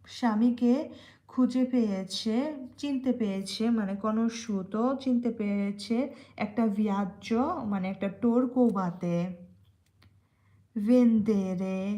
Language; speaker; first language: Bangla; native; Bangla